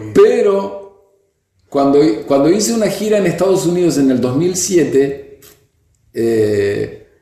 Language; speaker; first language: Spanish; native; Spanish